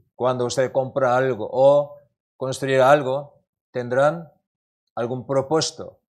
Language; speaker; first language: Spanish; non-native, learner; Korean